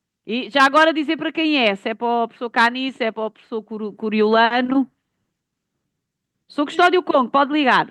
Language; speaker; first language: Portuguese; native; Portuguese